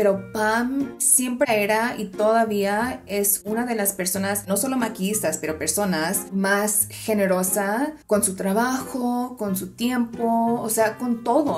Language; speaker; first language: Spanish; early bilingual, other home language; English